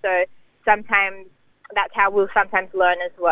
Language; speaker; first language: English; native; English